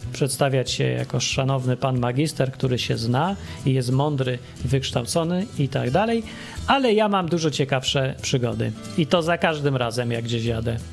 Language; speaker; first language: Polish; native; Polish